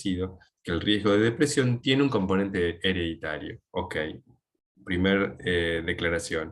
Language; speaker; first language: Spanish; native; Spanish